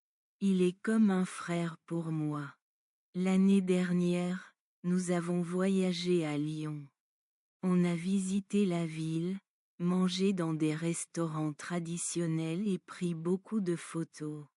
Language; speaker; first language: French; non-native, learner; Bangla